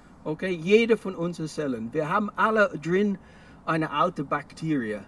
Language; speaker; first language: German; non-native, fluent; English